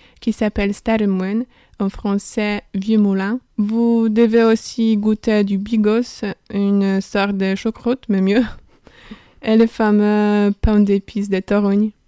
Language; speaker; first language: French; non-native, learner; Polish